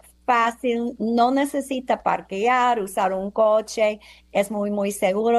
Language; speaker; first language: Spanish; non-native, fluent; English